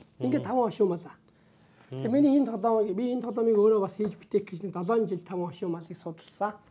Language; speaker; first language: Mongolian; native; Mongolian